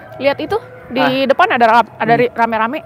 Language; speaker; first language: Indonesian; native; Indonesian